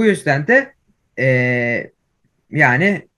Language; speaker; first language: Turkish; early bilingual, heritage; Turkish